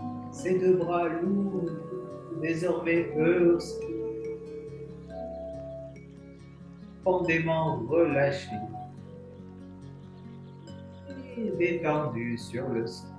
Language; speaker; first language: French; native; French